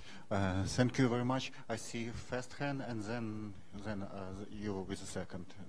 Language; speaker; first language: English; non-native, fluent; Ukrainian